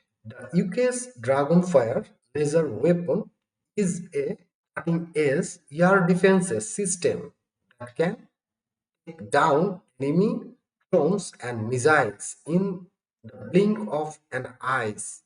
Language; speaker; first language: English; non-native, local second language; Bangla